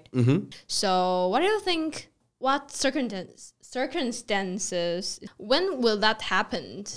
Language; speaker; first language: English; non-native, fluent; Chinese